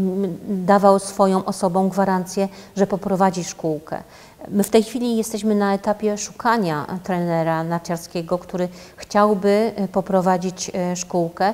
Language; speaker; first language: Polish; native; Polish